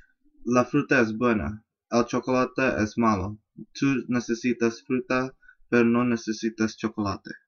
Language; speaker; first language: Spanish; non-native, learner; English